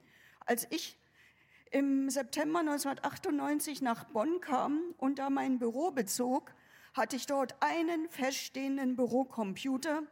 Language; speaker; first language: German; native; German